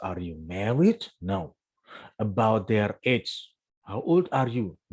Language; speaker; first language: English; non-native, fluent; Indonesian